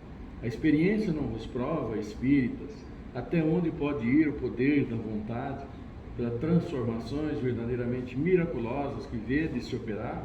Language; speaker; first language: Portuguese; native; Portuguese